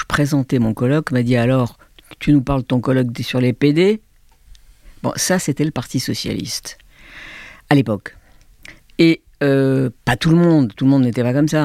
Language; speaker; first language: French; native; French